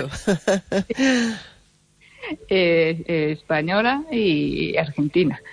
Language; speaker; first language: Spanish; non-native, learner; Japanese